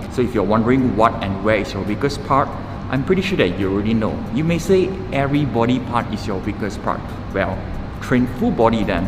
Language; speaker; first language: English; non-native, local second language; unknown